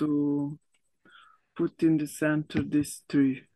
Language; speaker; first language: English; non-native, learner; Serbian